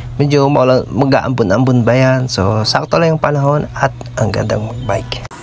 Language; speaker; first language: Filipino; non-native, local second language; Bikol